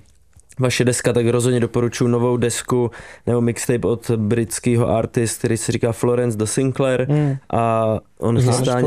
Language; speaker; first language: Czech; native; Czech